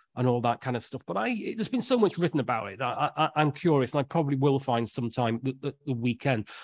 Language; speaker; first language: English; native; English